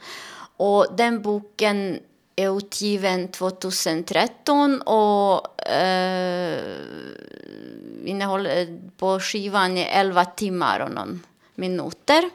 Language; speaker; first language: Swedish; non-native, learner; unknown